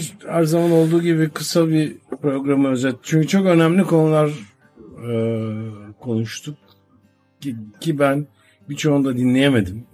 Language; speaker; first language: Turkish; native; Turkish